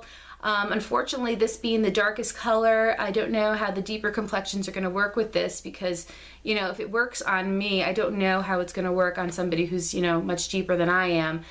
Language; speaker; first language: English; native; English